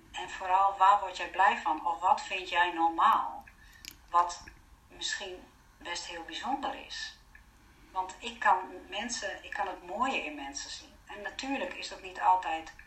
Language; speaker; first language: Dutch; non-native, fluent; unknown